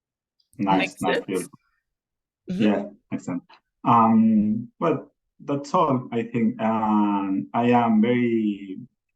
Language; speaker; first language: English; non-native, learner; Spanish